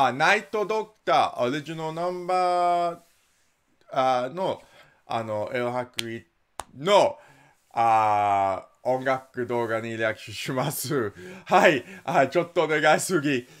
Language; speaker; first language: Japanese; non-native, learner; English